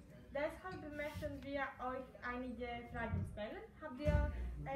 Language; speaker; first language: German; non-native, learner; Greek